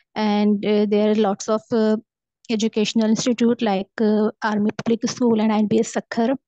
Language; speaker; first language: English; non-native, local second language; Urdu